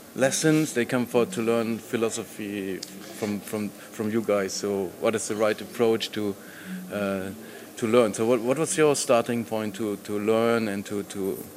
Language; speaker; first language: English; non-native, fluent; German